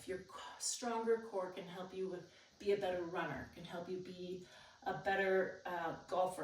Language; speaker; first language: English; native; English